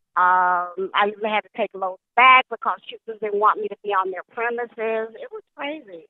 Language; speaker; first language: English; native; English